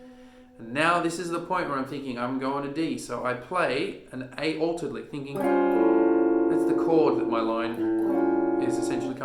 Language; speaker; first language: English; native; English